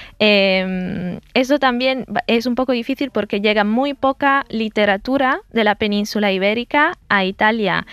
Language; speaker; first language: Spanish; non-native, fluent; Italian